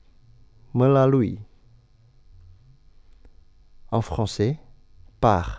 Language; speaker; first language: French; non-native, fluent; Indonesian